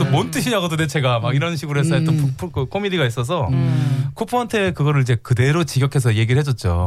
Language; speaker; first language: Korean; native; Korean